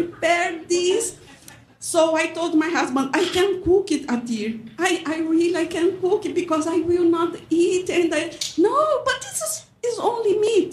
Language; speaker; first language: English; non-native, learner; Portuguese